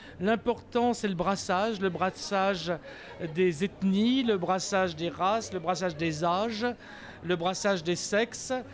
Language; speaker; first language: French; native; French